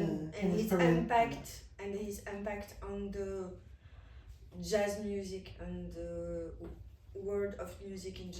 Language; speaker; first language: English; non-native, fluent; French